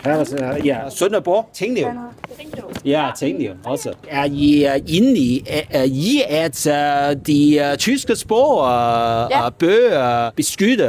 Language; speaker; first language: Danish; non-native, learner; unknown